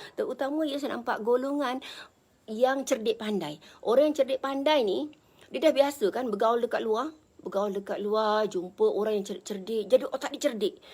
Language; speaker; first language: Malay; native; Malay